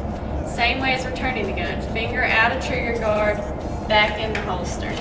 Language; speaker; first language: English; native; English